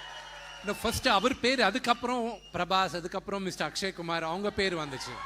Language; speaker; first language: Tamil; non-native, local second language; Telugu